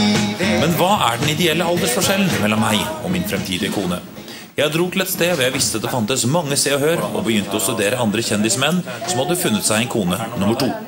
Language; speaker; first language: Norwegian; native; Norwegian